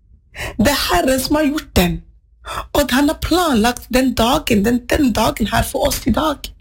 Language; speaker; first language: Norwegian; non-native, fluent; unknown